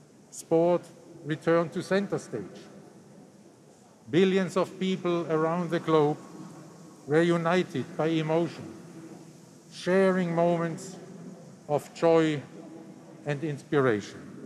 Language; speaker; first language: English; non-native, fluent; German